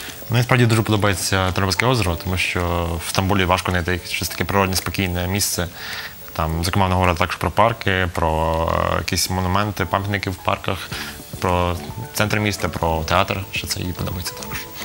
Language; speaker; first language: Ukrainian; native; Ukrainian